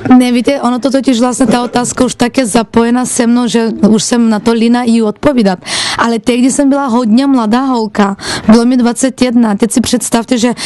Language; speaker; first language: Czech; non-native, fluent; Turkish